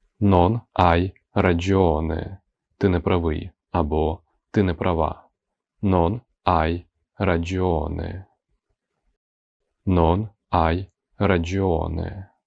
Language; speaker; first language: Italian; non-native, learner; Ukrainian